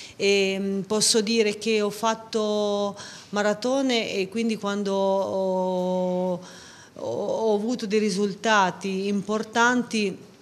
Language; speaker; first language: Italian; native; Italian